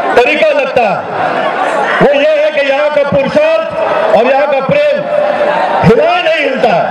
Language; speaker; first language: Hindi; native; Hindi